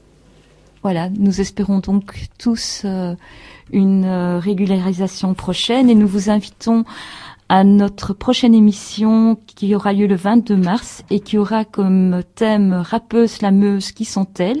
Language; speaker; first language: French; native; French